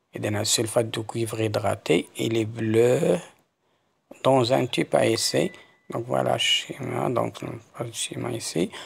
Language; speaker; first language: French; non-native, local second language; Arabic